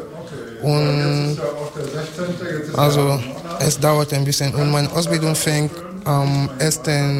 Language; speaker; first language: German; non-native, learner; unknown